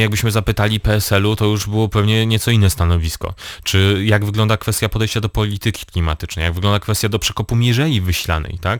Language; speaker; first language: Polish; native; Polish